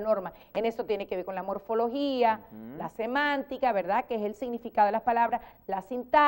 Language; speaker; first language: Spanish; native; Spanish